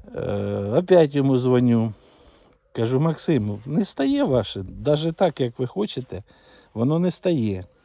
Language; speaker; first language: Ukrainian; native; Ukrainian